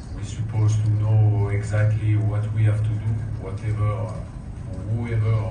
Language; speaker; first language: English; non-native, fluent; French